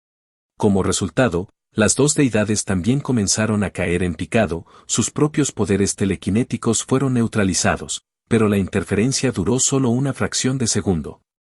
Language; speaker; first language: Spanish; native; Spanish